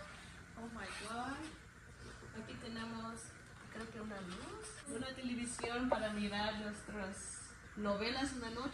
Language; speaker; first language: Spanish; early bilingual, heritage; Spanish